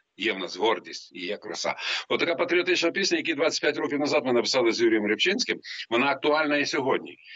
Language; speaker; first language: Ukrainian; native; Ukrainian